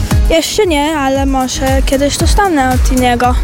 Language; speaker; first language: Polish; early bilingual, heritage; Polish